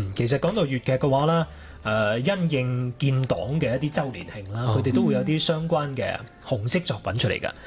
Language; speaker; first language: Cantonese; native; Cantonese